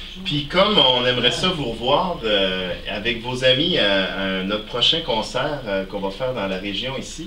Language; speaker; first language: French; native; French